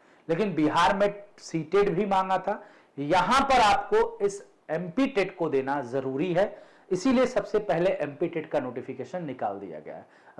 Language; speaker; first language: Hindi; native; Hindi